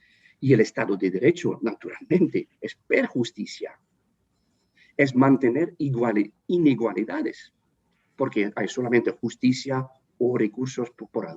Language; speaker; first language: Spanish; non-native, fluent; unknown